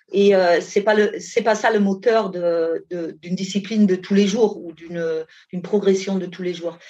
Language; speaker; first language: French; non-native, fluent; German